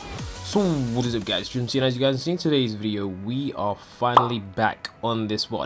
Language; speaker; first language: English; native; English